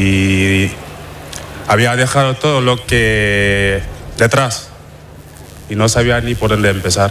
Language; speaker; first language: Spanish; non-native, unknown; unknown